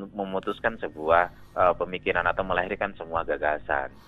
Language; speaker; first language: Indonesian; native; Indonesian